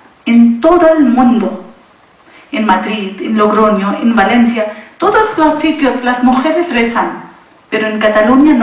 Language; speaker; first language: Spanish; non-native, learner; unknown